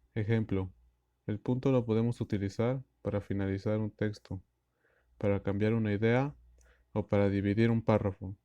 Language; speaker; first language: Spanish; native; Spanish